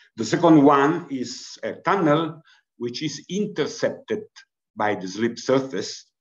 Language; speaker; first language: English; non-native, fluent; Italian